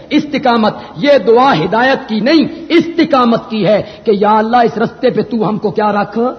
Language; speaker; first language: Urdu; non-native, local second language; Punjabi